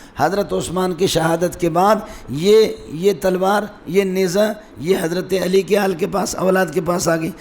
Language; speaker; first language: Urdu; non-native, local second language; Brahui